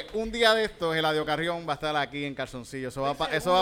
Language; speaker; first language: Spanish; native; Spanish